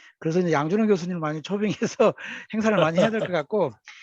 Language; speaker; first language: Korean; native; Korean